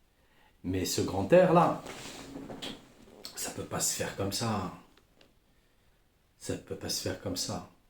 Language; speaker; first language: French; native; French